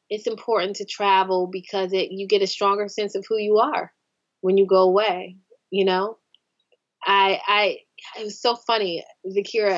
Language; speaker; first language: English; native; English